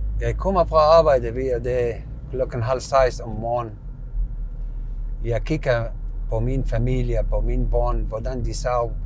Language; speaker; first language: Danish; non-native, learner; Arabic